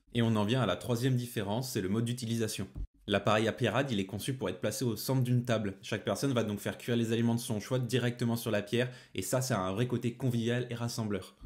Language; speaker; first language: French; native; French